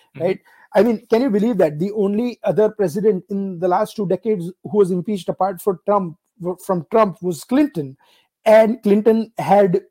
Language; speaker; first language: English; non-native, local second language; Gujarati